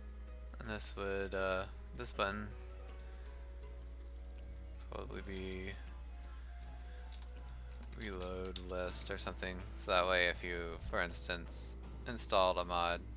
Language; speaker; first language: English; native; English